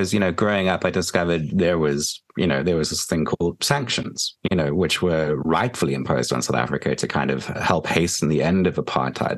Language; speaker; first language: English; native; English